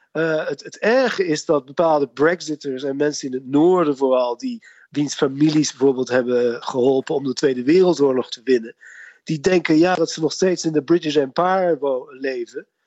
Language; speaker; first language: Dutch; native; Dutch